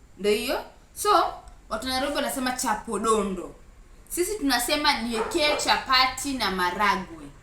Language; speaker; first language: Swahili; native; Swahili